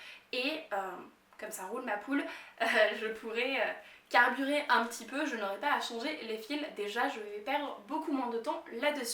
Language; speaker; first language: French; native; French